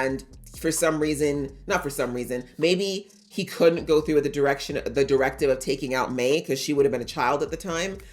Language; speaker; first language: English; native; English